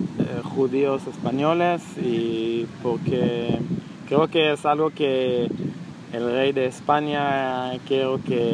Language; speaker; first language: Spanish; non-native, learner; Hebrew